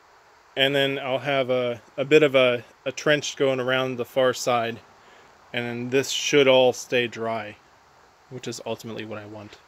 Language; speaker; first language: English; native; English